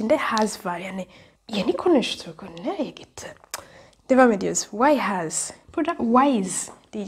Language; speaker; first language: Turkish; non-native, fluent; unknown